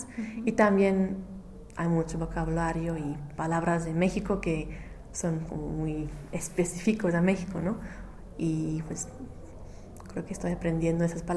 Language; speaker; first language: Spanish; non-native, fluent; English